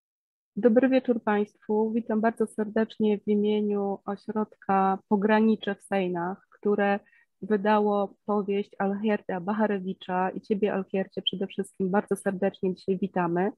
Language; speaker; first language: Polish; native; Polish